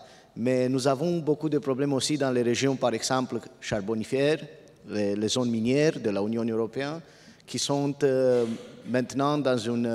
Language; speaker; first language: French; non-native, fluent; Romanian